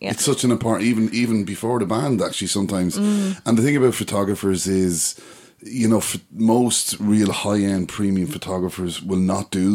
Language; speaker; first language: English; native; English